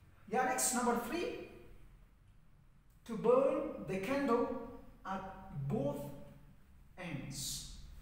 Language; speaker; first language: English; non-native, fluent; Persian